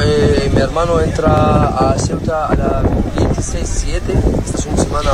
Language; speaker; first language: Spanish; non-native, learner; Arabic